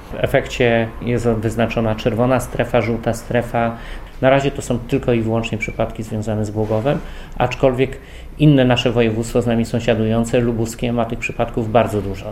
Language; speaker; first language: Polish; native; Polish